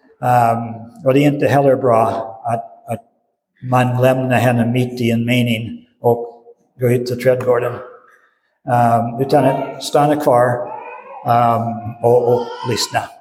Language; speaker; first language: Swedish; non-native, fluent; English